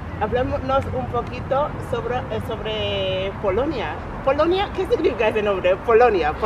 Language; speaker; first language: Spanish; non-native, fluent; English